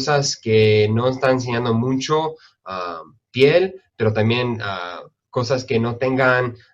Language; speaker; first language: Spanish; early bilingual, heritage; Spanish